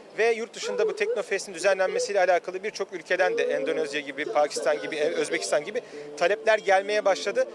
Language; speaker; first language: Turkish; native; Turkish